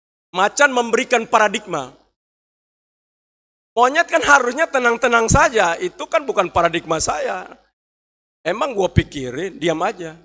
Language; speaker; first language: Indonesian; native; Indonesian